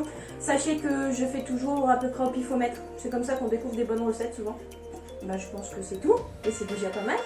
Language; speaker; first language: French; native; French